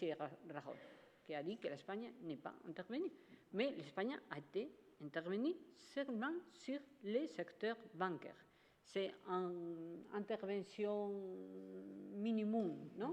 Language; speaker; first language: French; non-native, fluent; Spanish